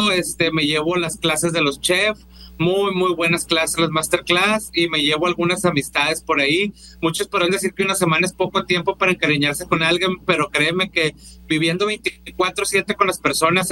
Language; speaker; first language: Spanish; native; Spanish